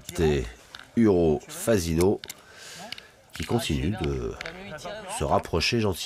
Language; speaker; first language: French; native; French